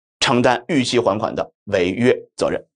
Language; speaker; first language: Chinese; native; Chinese